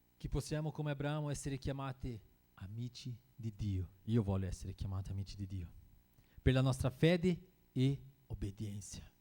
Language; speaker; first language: Italian; non-native, fluent; Portuguese